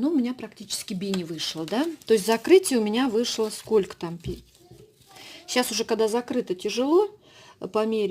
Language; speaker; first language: Russian; native; Russian